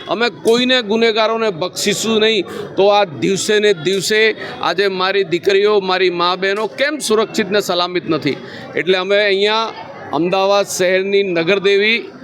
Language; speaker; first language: Gujarati; native; Gujarati